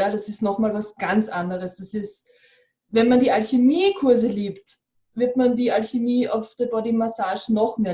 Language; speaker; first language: German; native; German